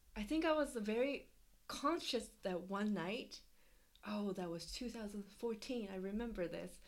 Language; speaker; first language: English; non-native, fluent; Japanese